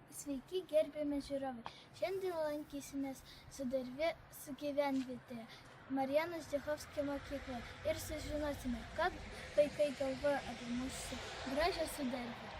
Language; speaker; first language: Lithuanian; non-native, local second language; Polish